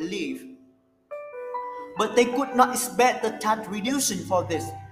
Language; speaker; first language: English; non-native, learner; Vietnamese